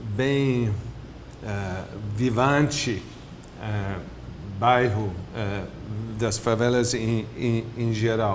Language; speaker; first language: Portuguese; non-native, fluent; English